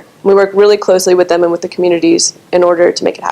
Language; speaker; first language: English; native; English